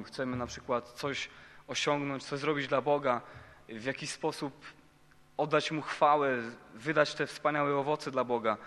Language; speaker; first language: Polish; native; Polish